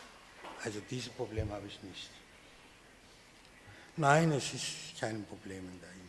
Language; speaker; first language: German; non-native, fluent; Persian